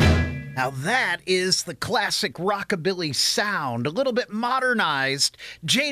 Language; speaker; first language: English; native; English